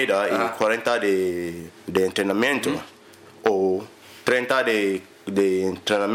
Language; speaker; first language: Spanish; non-native, learner; English